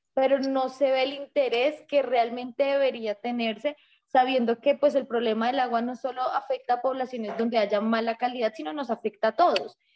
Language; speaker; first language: Spanish; native; Spanish